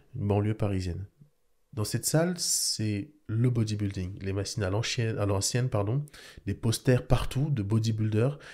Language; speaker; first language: French; early bilingual, other home language; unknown